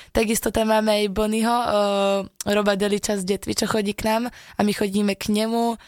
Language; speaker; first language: Slovak; native; Slovak